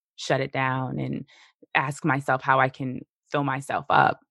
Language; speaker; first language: English; native; English